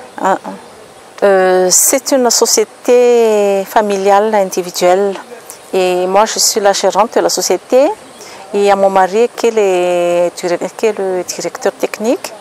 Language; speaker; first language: French; non-native, local second language; Malagasy